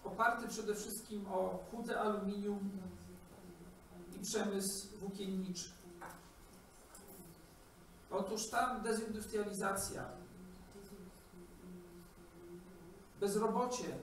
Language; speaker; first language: Polish; native; Polish